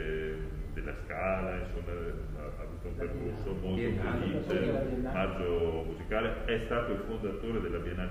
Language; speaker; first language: Italian; native; Italian